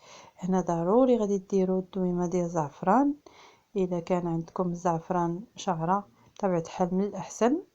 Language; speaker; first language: Arabic; native; Arabic